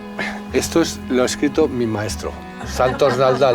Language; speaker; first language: Spanish; native; Spanish